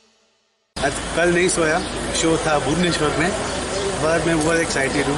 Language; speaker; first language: Hindi; early bilingual, heritage; English